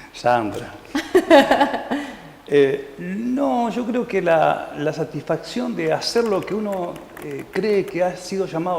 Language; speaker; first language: Spanish; native; Spanish